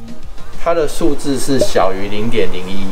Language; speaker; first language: Chinese; native; Chinese